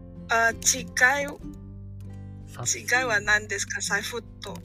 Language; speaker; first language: Japanese; non-native, learner; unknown